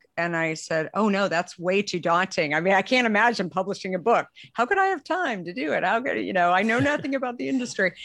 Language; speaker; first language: English; native; English